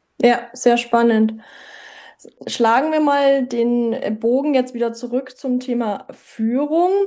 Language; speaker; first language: German; native; German